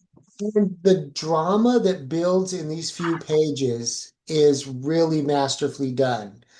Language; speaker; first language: English; native; English